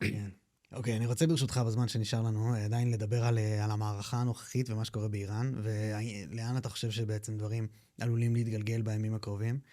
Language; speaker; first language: Hebrew; native; Hebrew